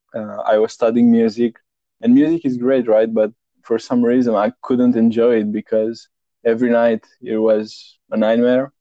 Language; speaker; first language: English; non-native, fluent; Romanian